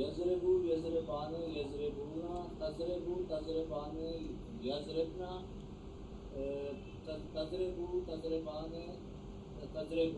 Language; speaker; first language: Arabic; non-native, learner; Urdu